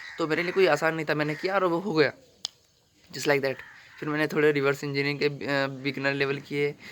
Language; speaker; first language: Hindi; native; Hindi